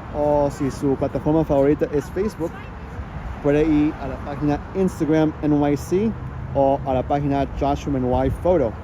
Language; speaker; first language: Spanish; early bilingual, heritage; Spanish